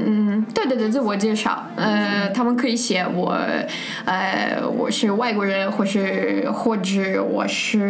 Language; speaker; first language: Chinese; non-native, fluent; Russian